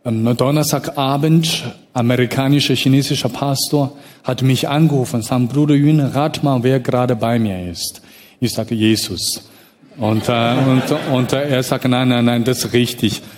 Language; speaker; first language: German; non-native, fluent; Chinese